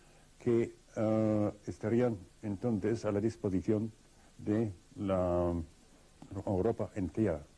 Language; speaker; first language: Spanish; non-native, fluent; Russian